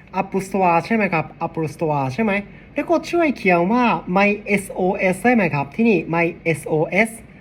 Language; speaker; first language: Thai; non-native, learner; Japanese